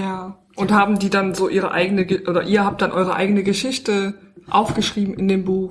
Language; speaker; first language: German; native; German